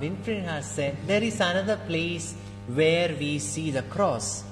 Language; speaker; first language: English; non-native, local second language; Malayalam